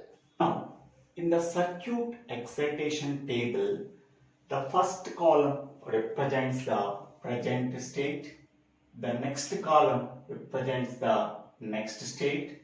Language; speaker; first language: English; non-native, local second language; Telugu